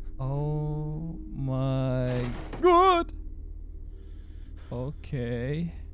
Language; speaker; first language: English; non-native, local second language; Malay